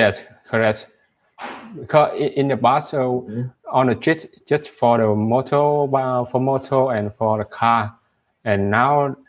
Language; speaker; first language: English; non-native, learner; Vietnamese